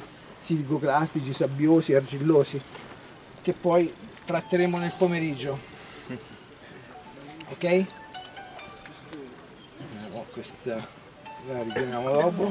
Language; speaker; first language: Italian; native; Italian